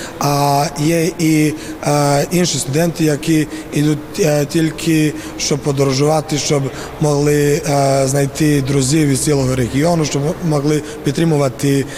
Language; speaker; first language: Ukrainian; non-native, fluent; Serbian